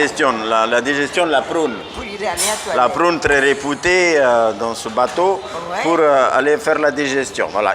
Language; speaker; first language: French; native; French